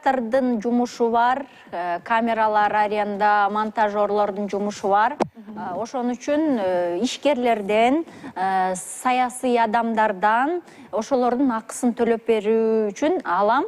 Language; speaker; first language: Kyrgyz; native; Kyrgyz